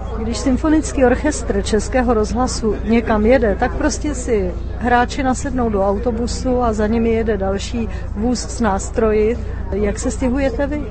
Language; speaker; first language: Czech; native; Czech